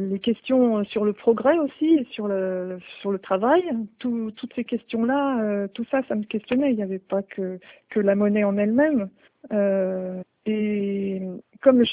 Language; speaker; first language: French; native; French